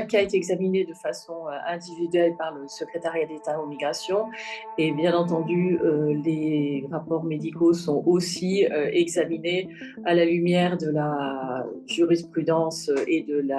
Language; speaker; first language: French; native; French